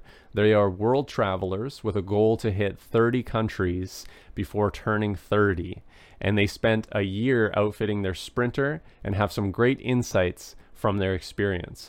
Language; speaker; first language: English; native; English